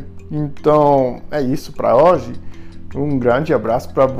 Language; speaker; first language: Portuguese; non-native, fluent; English